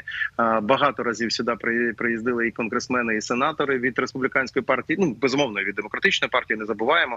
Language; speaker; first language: Ukrainian; native; Ukrainian